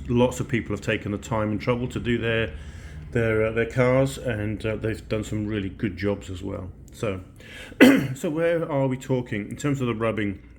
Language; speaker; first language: English; native; English